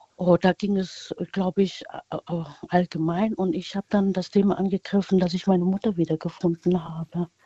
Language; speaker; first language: German; early bilingual, other home language; Vietnamese